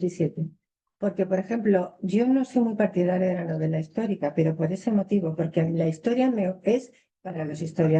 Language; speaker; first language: Spanish; native; Spanish